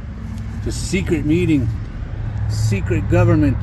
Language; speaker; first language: English; native; English